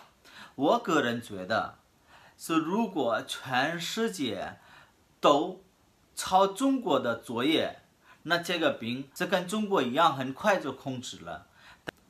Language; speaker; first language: Chinese; non-native, fluent; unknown